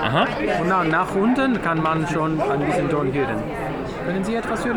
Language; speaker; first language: German; non-native, fluent; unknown